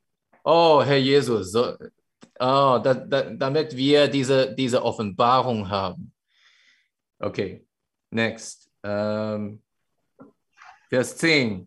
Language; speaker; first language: German; non-native, fluent; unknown